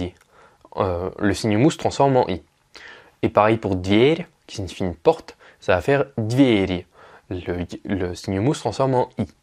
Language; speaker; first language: French; native; French